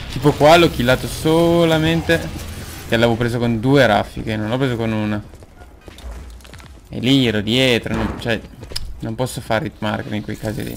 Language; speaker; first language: Italian; native; Italian